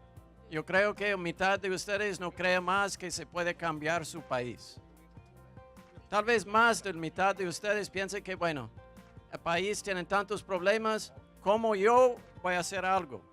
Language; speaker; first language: Spanish; non-native, fluent; English